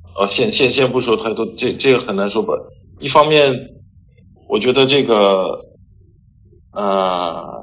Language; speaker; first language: Chinese; non-native, fluent; French